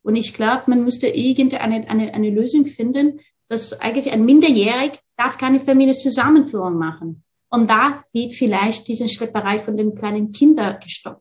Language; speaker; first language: German; non-native, fluent; Arabic